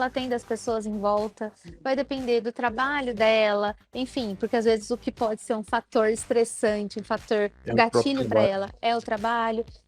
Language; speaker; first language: Portuguese; native; Portuguese